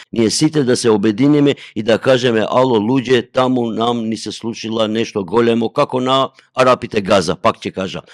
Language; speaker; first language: Macedonian; non-native, local second language; Albanian